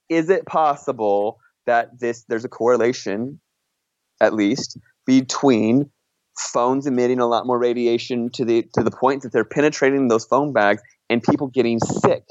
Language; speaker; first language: English; native; English